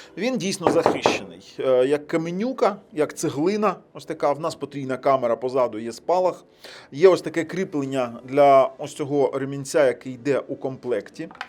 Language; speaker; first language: Ukrainian; non-native, local second language; Russian